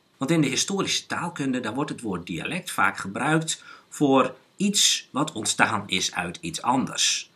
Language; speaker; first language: Dutch; native; Dutch